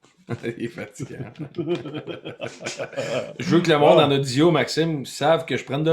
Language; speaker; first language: French; native; French